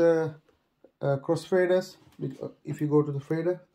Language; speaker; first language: English; non-native, learner; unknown